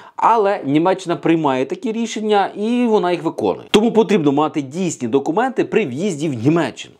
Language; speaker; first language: Ukrainian; native; Ukrainian